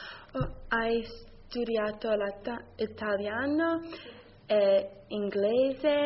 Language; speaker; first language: Italian; non-native, learner; English